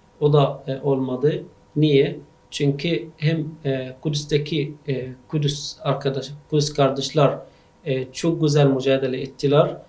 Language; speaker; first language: Turkish; non-native, learner; Arabic